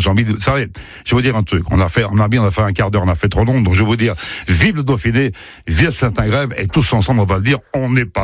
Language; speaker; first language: French; native; French